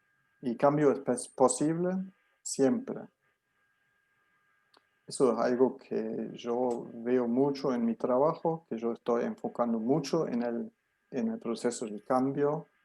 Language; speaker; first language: Spanish; non-native, fluent; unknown